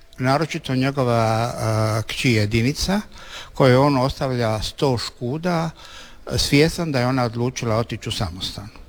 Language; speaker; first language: Croatian; native; Croatian